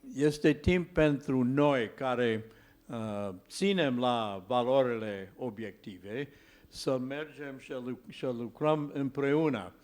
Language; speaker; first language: Romanian; non-native, learner; English